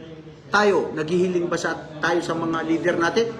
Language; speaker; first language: Filipino; non-native, local second language; Maranao